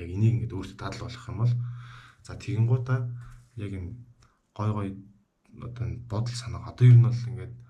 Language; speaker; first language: Mongolian; native; Mongolian